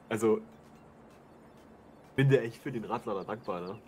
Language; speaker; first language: German; native; German